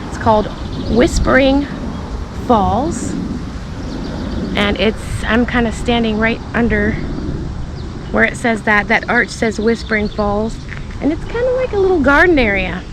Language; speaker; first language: English; native; English